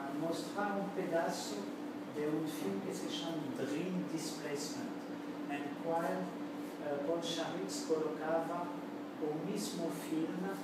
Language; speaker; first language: Portuguese; non-native, learner; French